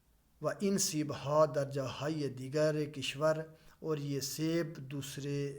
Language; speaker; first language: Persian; non-native, fluent; Urdu